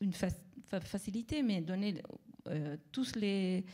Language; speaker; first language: French; non-native, fluent; Spanish